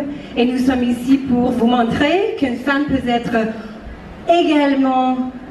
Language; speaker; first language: French; non-native, fluent; English